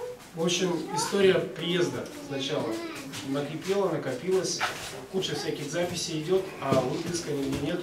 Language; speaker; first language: Russian; native; Russian